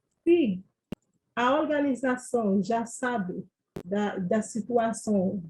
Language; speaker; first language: Portuguese; non-native, fluent; Haitian Creole